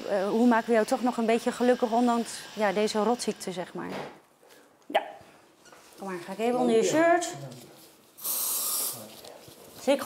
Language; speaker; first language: Dutch; native; Dutch